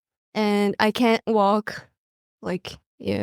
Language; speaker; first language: English; non-native, learner; Mongolian